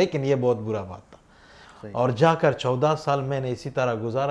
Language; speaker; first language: Hindi; non-native, fluent; Pashto